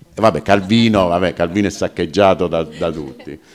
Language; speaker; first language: Italian; native; Italian